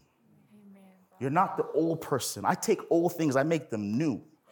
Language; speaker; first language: English; native; English